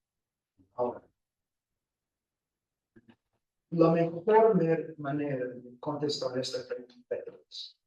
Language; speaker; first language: Spanish; non-native, fluent; English